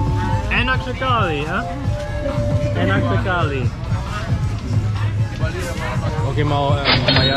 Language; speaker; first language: Indonesian; non-native, learner; German